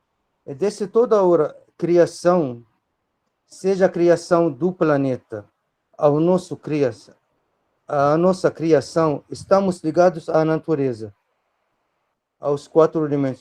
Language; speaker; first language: Portuguese; non-native, fluent; Arabic